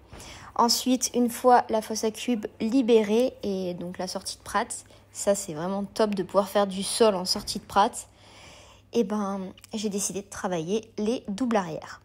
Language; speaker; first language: French; native; French